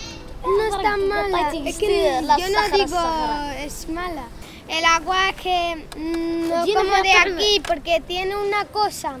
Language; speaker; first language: Spanish; non-native, learner; Arabic